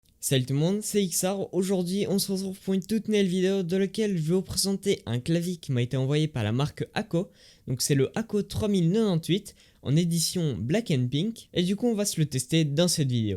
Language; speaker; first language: French; native; French